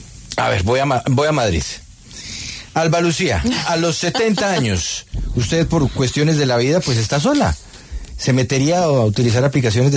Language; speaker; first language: Spanish; native; Spanish